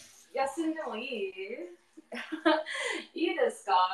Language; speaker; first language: Japanese; non-native, learner; English